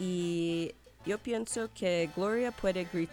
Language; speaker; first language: Spanish; non-native, learner; English